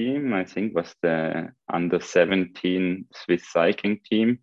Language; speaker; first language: English; non-native, fluent; Swiss German